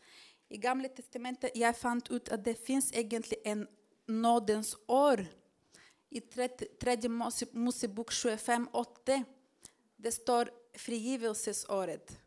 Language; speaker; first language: Norwegian; non-native, fluent; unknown